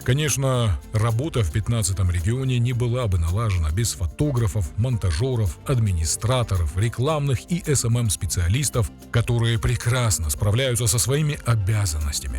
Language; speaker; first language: Russian; native; Russian